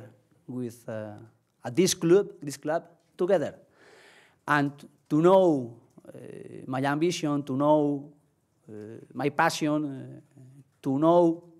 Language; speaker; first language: English; non-native, learner; Spanish